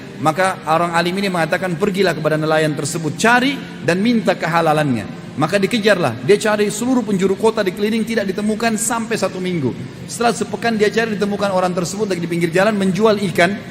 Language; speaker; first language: Indonesian; native; Indonesian